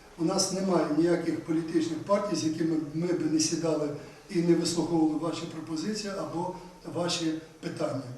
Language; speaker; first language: Ukrainian; native; Ukrainian